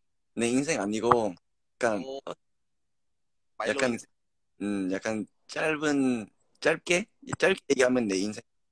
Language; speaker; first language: Korean; non-native, fluent; English